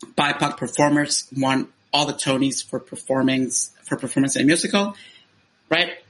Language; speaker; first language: English; non-native, fluent; Spanish